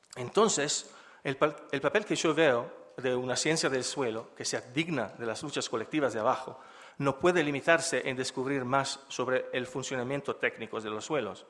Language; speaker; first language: Spanish; non-native, fluent; Italian